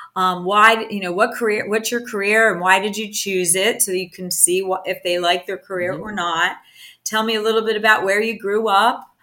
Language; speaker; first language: English; early bilingual, other home language; Italian